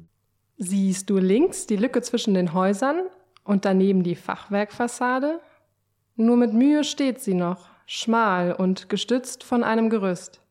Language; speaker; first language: German; native; German